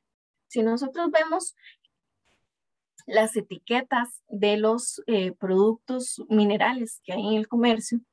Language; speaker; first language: Spanish; native; Spanish